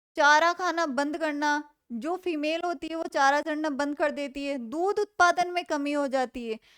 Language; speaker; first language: Hindi; native; Hindi